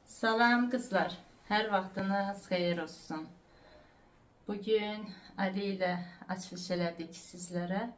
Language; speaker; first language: Azerbaijani; early bilingual, heritage; Azerbaijani